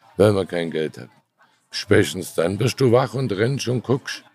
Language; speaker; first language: German; native; German